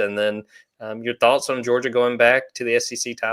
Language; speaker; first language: English; native; English